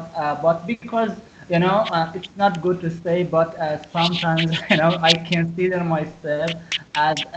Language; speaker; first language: English; non-native, learner; Persian